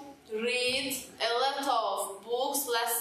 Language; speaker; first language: English; non-native, learner; Turkish